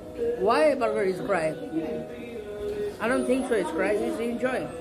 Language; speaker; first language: English; non-native, learner; Hindi